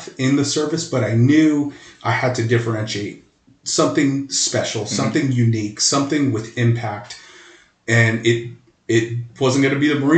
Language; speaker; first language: English; native; English